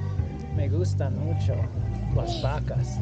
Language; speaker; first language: Spanish; non-native, learner; English